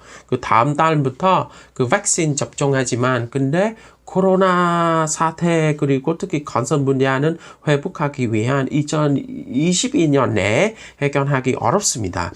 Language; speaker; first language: Korean; non-native, fluent; Vietnamese